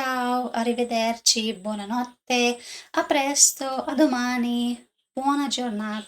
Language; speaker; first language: Italian; non-native, learner; English